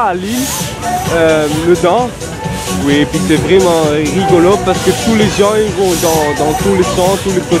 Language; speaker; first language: French; non-native, learner; Dutch